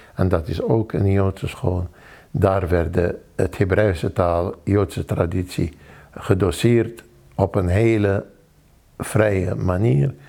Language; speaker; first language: Dutch; non-native, fluent; Arabic